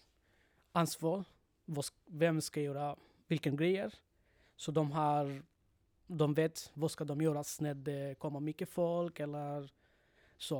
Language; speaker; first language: Swedish; non-native, learner; Bangla